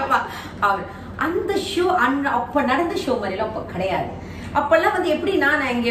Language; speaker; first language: Tamil; native; Tamil